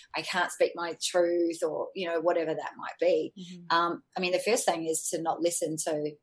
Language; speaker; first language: English; native; English